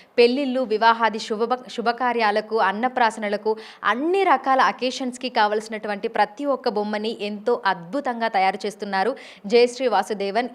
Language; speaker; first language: Telugu; native; Telugu